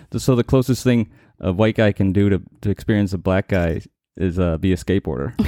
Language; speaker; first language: English; native; English